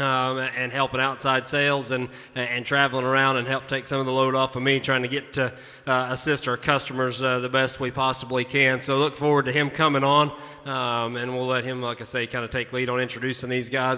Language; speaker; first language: English; native; English